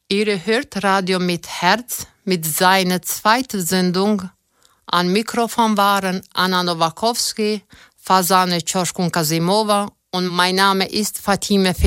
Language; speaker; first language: German; native; German